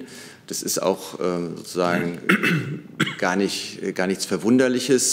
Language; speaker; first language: German; native; German